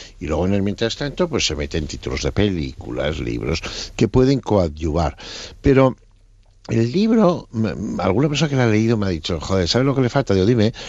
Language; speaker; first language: Spanish; native; Spanish